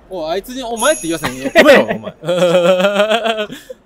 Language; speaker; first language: Japanese; native; Japanese